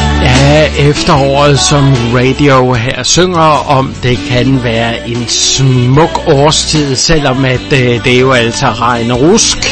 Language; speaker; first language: Danish; native; Danish